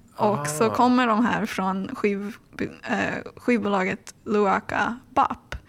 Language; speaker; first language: Swedish; early bilingual, heritage; English